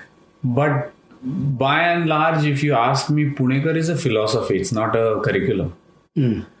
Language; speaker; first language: English; non-native, local second language; Marathi